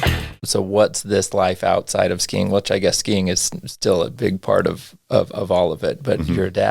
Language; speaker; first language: English; native; English